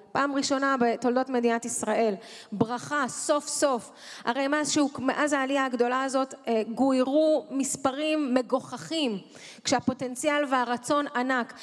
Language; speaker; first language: Hebrew; early bilingual, other home language; Russian